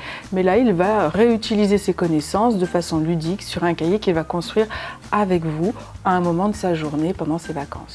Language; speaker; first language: French; native; French